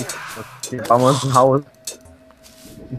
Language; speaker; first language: German; native; German